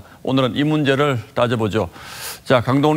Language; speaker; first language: Korean; native; Korean